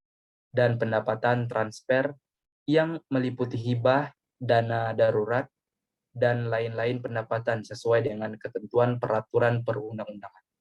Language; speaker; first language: Indonesian; native; Indonesian